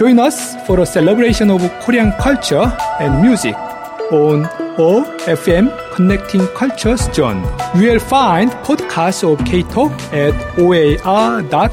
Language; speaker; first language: English; non-native, fluent; Korean